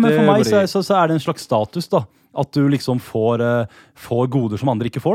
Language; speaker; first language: Norwegian; native; Norwegian